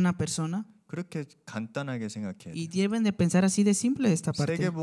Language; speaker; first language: Spanish; non-native, learner; Korean